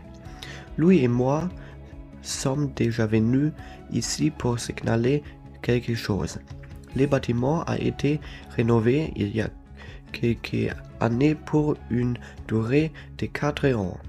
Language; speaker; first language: French; non-native, learner; German